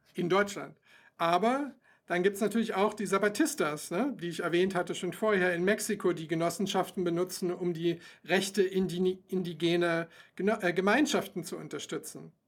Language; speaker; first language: German; native; German